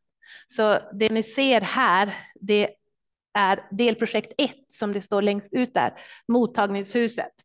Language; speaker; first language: Swedish; native; Swedish